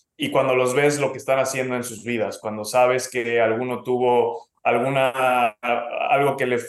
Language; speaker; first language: Spanish; native; Spanish